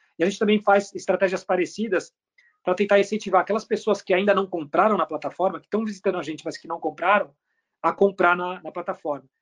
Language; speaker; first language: Portuguese; early bilingual, other home language; Spanish